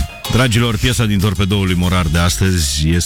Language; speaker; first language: Romanian; native; Romanian